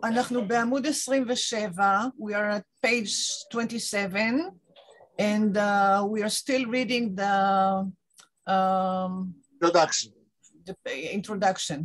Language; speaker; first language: English; non-native, learner; Hebrew